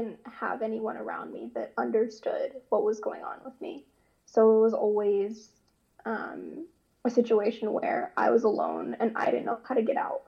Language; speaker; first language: English; native; English